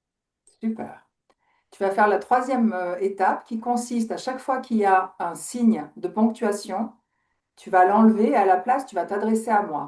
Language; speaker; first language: French; native; French